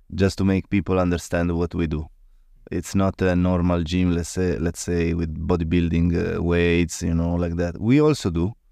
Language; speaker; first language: English; non-native, learner; Italian